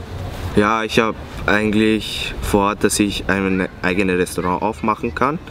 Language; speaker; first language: German; non-native, fluent; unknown